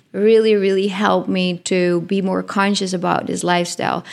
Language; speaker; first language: English; non-native, fluent; Dutch